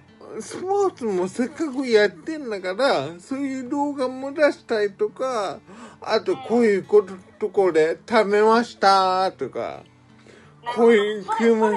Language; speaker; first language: Japanese; native; Japanese